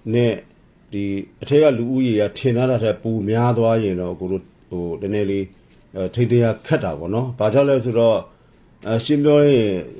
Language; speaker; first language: Burmese; non-native, local second language; S'gaw Karen